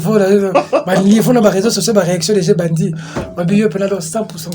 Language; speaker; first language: French; non-native, local second language; Lingala